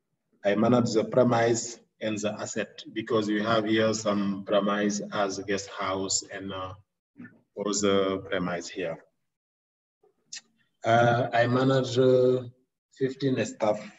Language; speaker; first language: English; non-native, learner; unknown